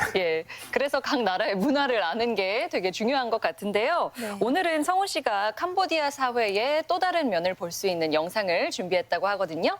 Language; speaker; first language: Korean; native; Korean